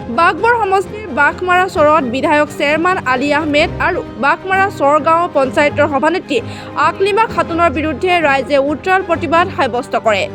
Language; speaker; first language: Assamese; native; Assamese